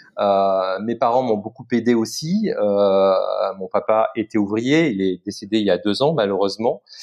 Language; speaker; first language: French; native; French